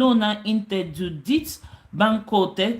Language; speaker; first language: Swedish; non-native, learner; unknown